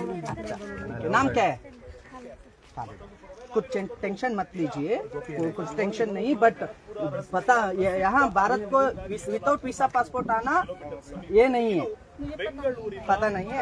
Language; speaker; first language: Hindi; non-native, local second language; Kannada